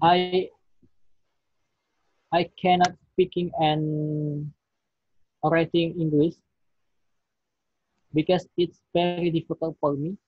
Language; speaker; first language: English; non-native, learner; Indonesian